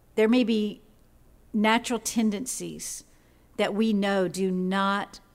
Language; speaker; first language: English; native; English